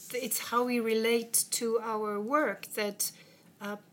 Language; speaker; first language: English; non-native, fluent; Swedish